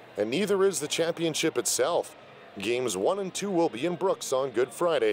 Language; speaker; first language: English; native; English